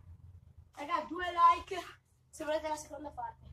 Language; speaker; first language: Italian; native; Italian